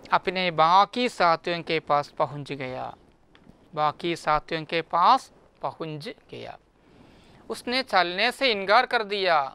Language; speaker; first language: Hindi; non-native, local second language; Malayalam